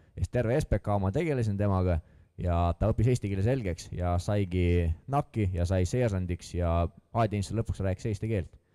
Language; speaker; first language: Estonian; non-native, local second language; Russian